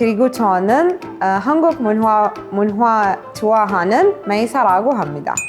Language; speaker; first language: Korean; non-native, fluent; Arabic